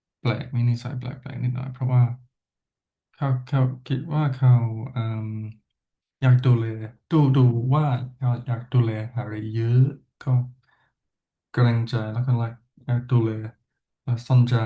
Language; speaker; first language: Thai; non-native, fluent; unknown